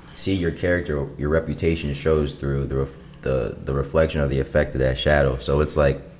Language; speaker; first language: English; native; English